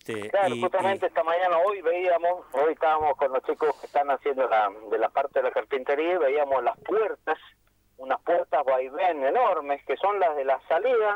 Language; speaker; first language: Spanish; native; Spanish